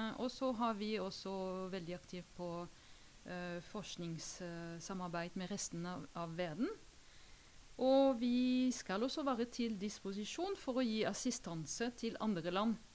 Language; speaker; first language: Norwegian; non-native, fluent; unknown